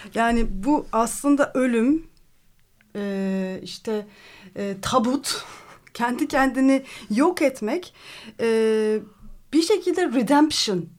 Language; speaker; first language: Turkish; native; Turkish